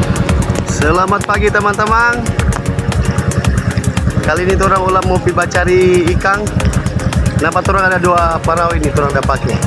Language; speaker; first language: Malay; non-native, local second language; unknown